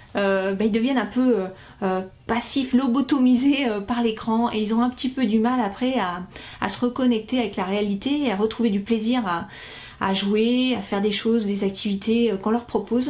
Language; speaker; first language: French; native; French